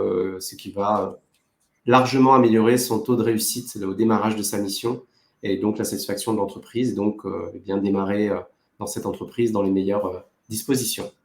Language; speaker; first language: French; native; French